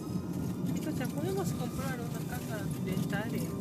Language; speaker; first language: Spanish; non-native, learner; Japanese